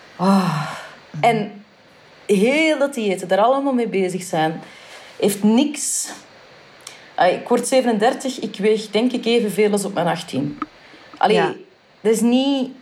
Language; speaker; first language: Dutch; native; Dutch